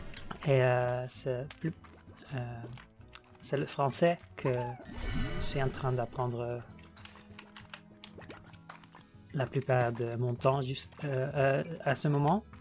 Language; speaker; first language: French; non-native, learner; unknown